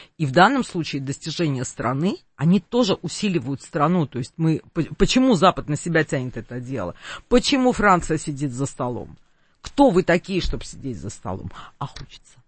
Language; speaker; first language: Russian; non-native, local second language; Armenian